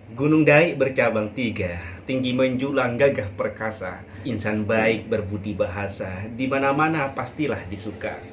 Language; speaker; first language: Indonesian; non-native, local second language; Madurese